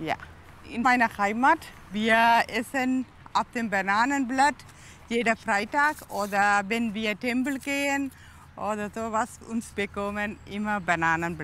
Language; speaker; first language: German; non-native, learner; Tamil